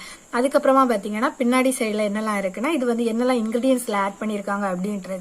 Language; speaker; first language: Tamil; native; Tamil